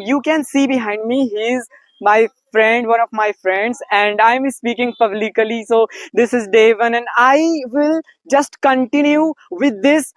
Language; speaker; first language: English; non-native, learner; Hindi